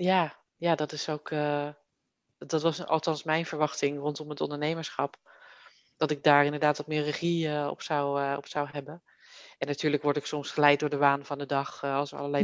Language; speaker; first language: Dutch; native; Dutch